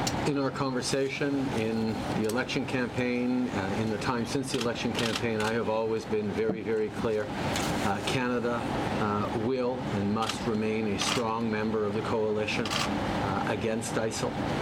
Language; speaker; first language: English; early bilingual, other home language; French